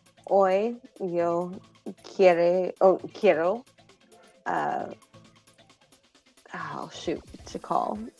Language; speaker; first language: Spanish; non-native, learner; English